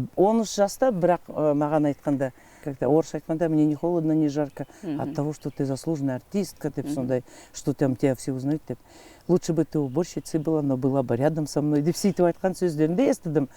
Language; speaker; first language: Russian; non-native, local second language; Kazakh